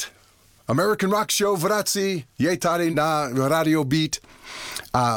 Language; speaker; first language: Czech; non-native, learner; English